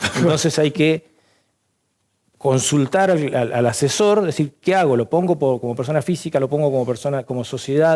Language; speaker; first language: Spanish; native; Spanish